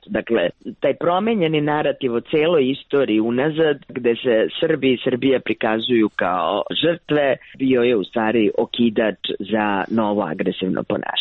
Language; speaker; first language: Croatian; native; Croatian